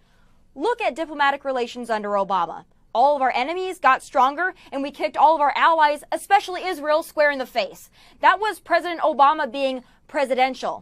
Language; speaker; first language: English; native; English